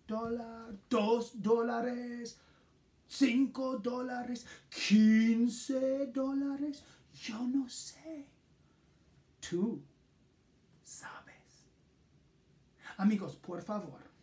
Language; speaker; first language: Spanish; non-native, fluent; English